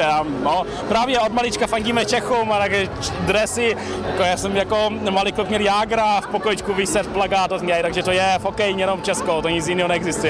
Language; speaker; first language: Czech; early bilingual, heritage; Czech